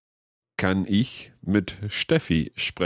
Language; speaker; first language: German; non-native, learner; English